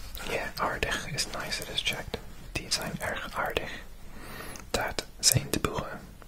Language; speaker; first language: Dutch; non-native, learner; English